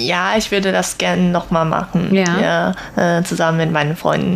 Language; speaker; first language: German; non-native, learner; Chinese